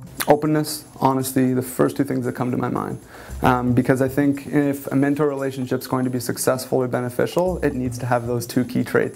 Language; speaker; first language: English; native; English